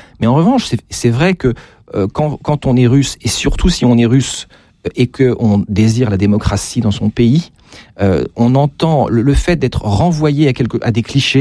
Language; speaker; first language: French; native; French